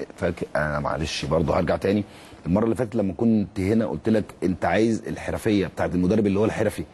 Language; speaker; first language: Egyptian Arabic; native; Egyptian Arabic